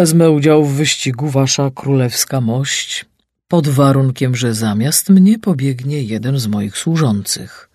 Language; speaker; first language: Polish; native; Polish